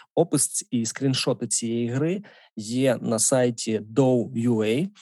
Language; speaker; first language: Ukrainian; native; Ukrainian